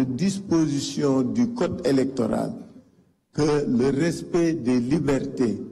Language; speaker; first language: French; non-native, local second language; Wolof